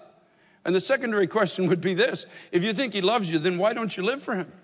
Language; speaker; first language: English; native; English